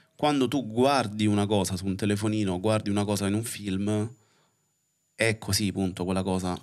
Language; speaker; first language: Italian; native; Italian